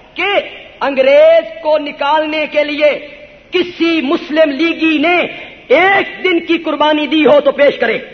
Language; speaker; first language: Urdu; non-native, local second language; Punjabi